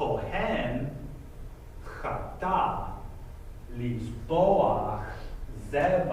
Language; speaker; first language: Hebrew; non-native, fluent; English